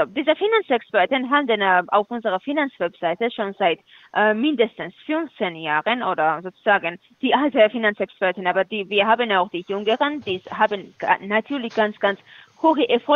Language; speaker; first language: German; non-native, fluent; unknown